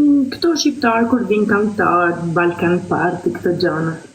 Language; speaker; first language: Albanian; early bilingual, heritage; Italian